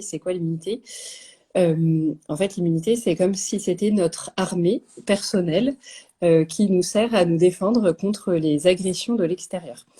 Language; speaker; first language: French; native; French